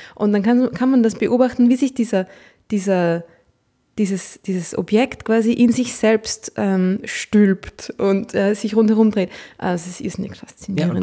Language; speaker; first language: German; native; German